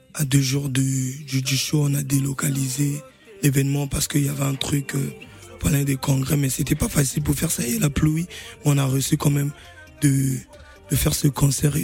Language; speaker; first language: French; non-native, local second language; Lingala